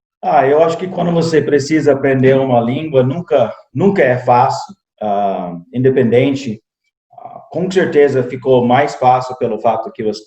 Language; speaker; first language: Portuguese; non-native, fluent; English